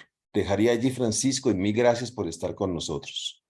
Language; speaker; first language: Spanish; native; Spanish